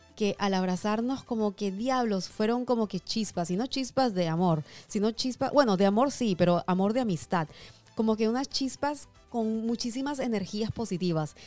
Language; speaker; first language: Spanish; early bilingual, heritage; Spanish